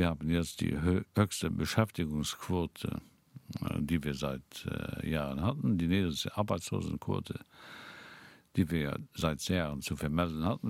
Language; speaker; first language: German; non-native, local second language; Luxembourgish